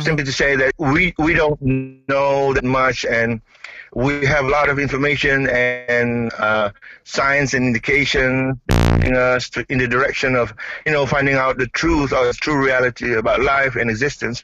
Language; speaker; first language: English; non-native, local second language; Malay